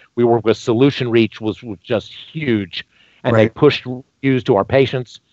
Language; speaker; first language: English; native; English